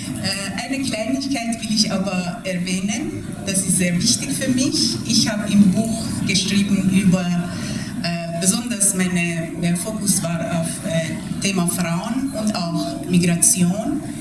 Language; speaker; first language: German; non-native, fluent; Persian